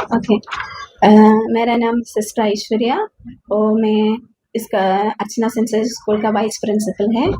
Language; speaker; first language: Hindi; non-native, local second language; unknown